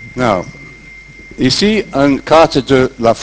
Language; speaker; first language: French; non-native, fluent; English